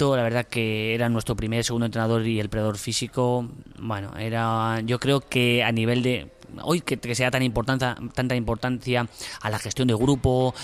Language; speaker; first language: Spanish; native; Spanish